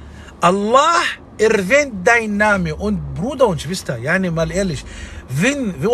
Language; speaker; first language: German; non-native, fluent; Arabic